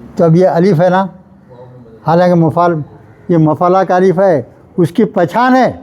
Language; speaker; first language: Urdu; native; Urdu